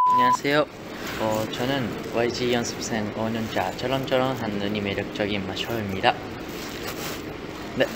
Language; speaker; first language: Korean; non-native, fluent; Japanese